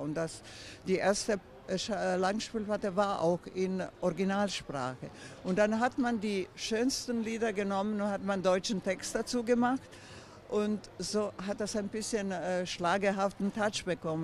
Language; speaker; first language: German; non-native, fluent; Croatian